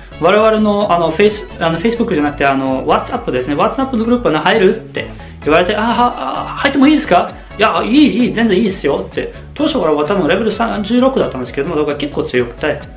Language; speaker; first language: Japanese; non-native, fluent; German